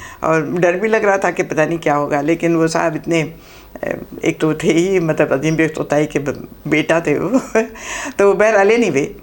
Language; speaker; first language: Urdu; native; Urdu